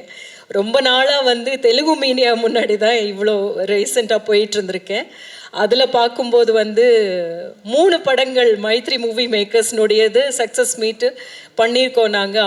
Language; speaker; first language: Tamil; native; Tamil